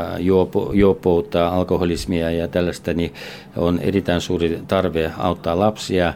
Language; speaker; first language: Finnish; non-native, fluent; Russian